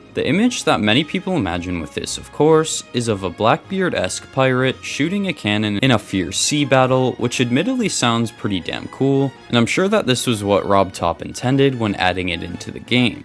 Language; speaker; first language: English; native; English